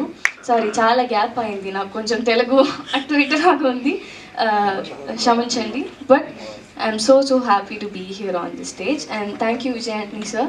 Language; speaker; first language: Telugu; non-native, learner; Tamil